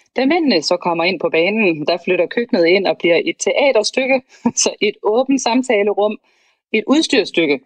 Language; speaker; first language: Danish; native; Danish